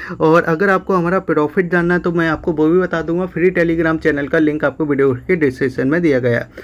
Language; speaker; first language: Hindi; native; Hindi